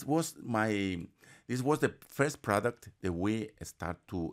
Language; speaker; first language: English; non-native, fluent; Spanish